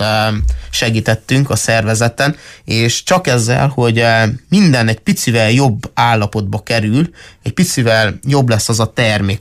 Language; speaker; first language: Hungarian; native; Hungarian